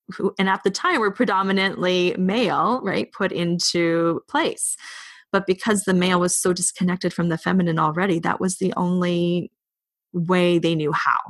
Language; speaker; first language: English; native; English